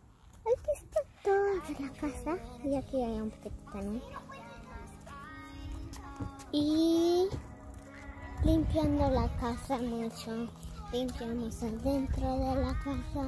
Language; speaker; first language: Spanish; early bilingual, heritage; Spanish